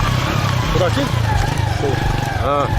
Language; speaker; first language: Spanish; non-native, learner; English